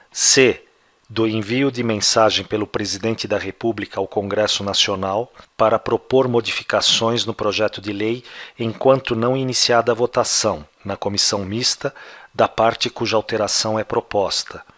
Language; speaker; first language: Portuguese; native; Portuguese